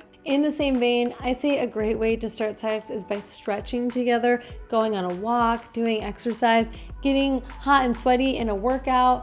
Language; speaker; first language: English; native; English